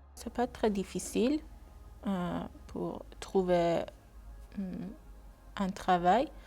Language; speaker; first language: French; non-native, learner; Persian